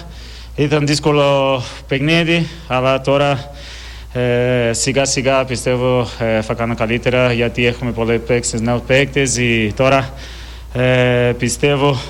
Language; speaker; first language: Greek; non-native, learner; Portuguese